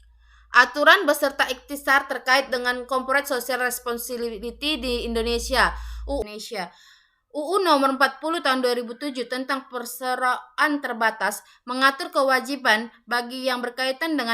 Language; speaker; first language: Indonesian; native; Indonesian